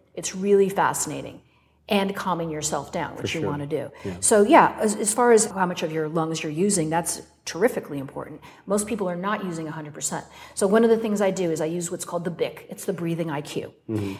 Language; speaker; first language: English; native; English